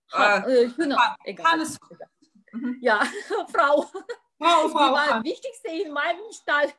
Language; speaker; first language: German; non-native, learner; Russian